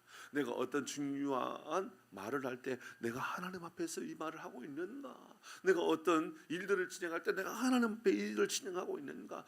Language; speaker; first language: Korean; native; Korean